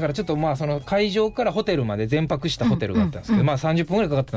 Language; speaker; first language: Japanese; native; Japanese